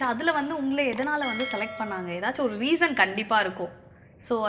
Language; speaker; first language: Tamil; native; Tamil